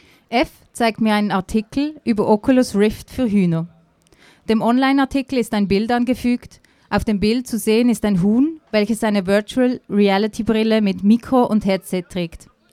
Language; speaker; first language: German; native; German